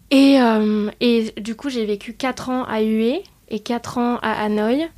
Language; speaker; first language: French; early bilingual, other home language; Vietnamese